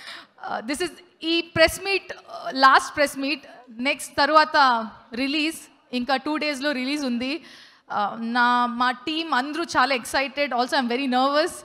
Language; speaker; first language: Telugu; non-native, learner; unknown